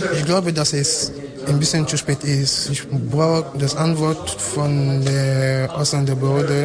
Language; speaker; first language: German; non-native, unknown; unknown